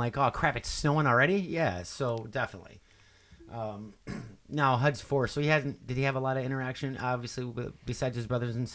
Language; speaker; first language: English; native; English